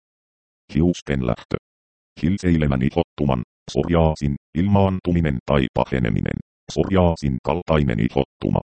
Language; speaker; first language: Finnish; native; Finnish